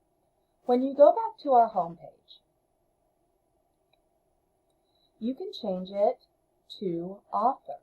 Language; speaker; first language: English; native; English